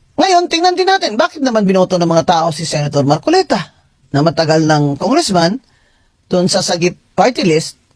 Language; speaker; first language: Filipino; non-native, local second language; Hiligaynon